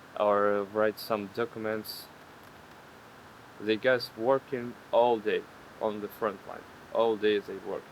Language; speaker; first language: English; non-native, learner; Ukrainian